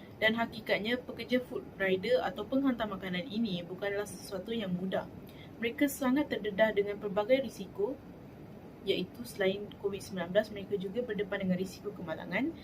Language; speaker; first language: Malay; native; Malay